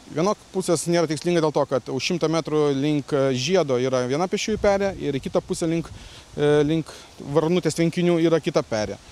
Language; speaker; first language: Lithuanian; native; Lithuanian